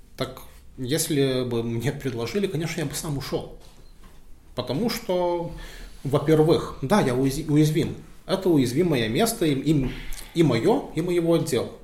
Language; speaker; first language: Russian; non-native, fluent; Lithuanian